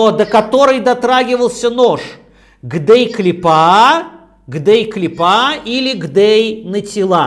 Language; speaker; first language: Russian; native; Russian